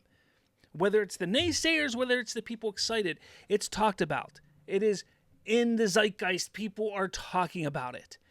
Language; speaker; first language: English; native; English